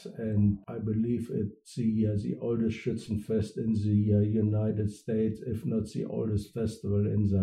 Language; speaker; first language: English; non-native, fluent; German